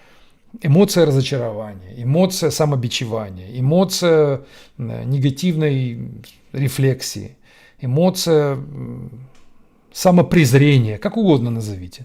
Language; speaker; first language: Russian; native; Russian